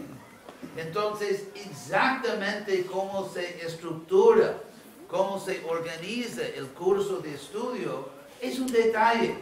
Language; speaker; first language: Spanish; non-native, fluent; English